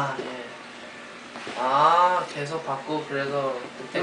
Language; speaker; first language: Korean; early bilingual, heritage; Korean